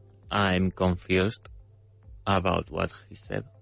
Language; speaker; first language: English; non-native, fluent; Spanish